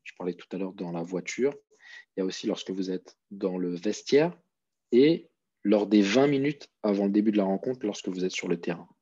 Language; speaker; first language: French; native; French